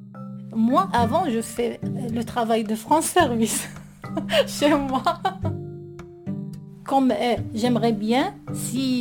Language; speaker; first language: French; non-native, learner; Arabic